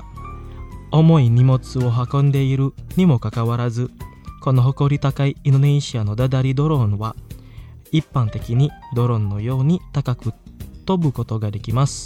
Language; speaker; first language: Japanese; non-native, fluent; Indonesian